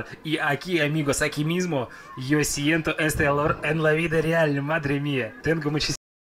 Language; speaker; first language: Spanish; non-native, fluent; Russian